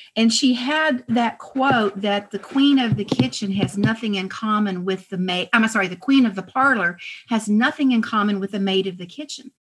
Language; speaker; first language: English; native; English